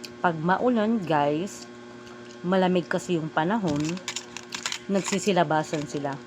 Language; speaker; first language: Filipino; native; Filipino